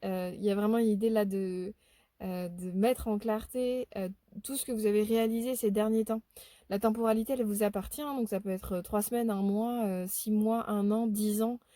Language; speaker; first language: French; native; French